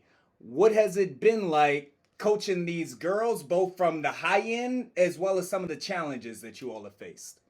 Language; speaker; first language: English; native; English